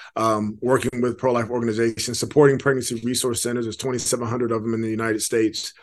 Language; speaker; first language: English; native; English